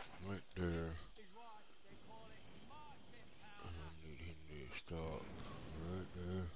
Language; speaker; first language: English; native; English